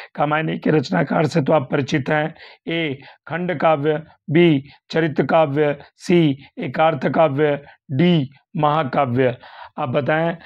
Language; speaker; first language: Hindi; native; Hindi